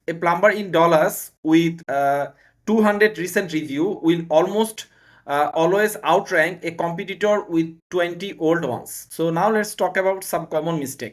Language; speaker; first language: English; non-native, learner; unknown